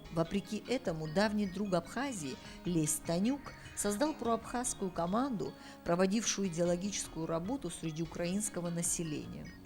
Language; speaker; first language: Russian; native; Russian